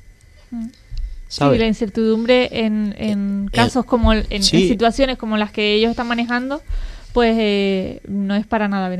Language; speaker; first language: Spanish; native; Spanish